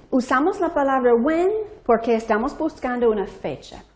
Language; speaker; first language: Spanish; non-native, fluent; English